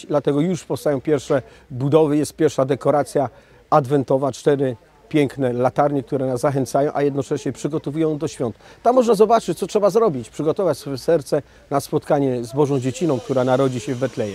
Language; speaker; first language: Polish; native; Polish